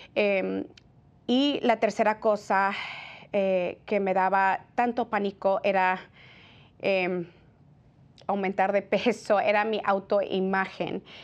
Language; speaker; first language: Spanish; early bilingual, heritage; Spanish